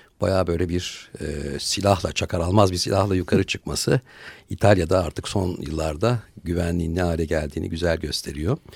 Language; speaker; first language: Turkish; native; Turkish